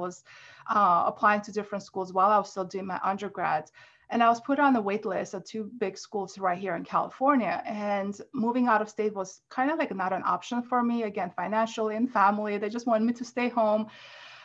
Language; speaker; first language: English; non-native, fluent; Armenian